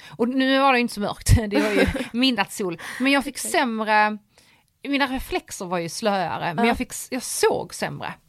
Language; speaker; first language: Swedish; early bilingual, other home language; Polish